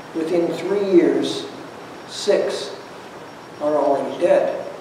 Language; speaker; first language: English; native; English